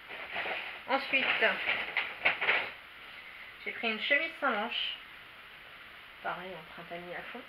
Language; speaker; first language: French; native; French